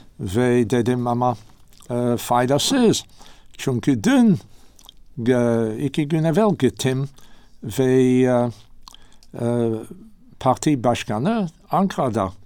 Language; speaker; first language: Turkish; non-native, learner; English